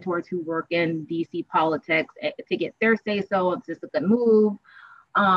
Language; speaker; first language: English; native; English